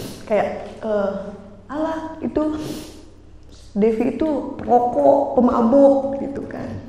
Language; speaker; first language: Indonesian; native; Indonesian